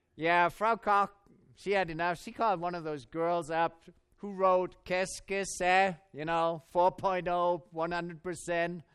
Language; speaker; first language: English; non-native, fluent; German